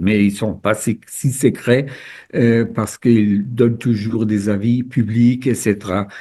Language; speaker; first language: French; non-native, fluent; German